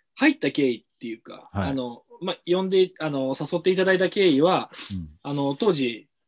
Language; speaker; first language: Japanese; native; Japanese